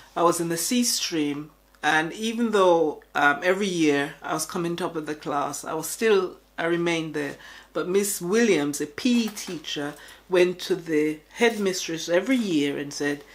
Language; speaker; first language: English; native; English